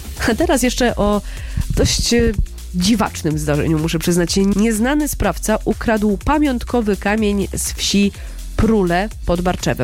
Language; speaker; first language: Polish; native; Polish